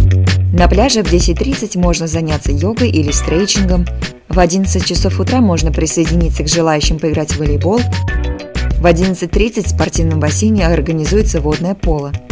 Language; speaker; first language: Russian; native; Russian